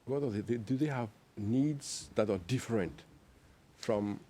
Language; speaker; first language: English; non-native, local second language; Morisyen